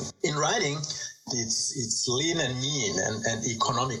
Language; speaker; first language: English; non-native, local second language; Swahili